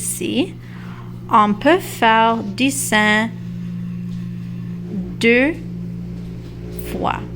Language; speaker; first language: French; non-native, local second language; English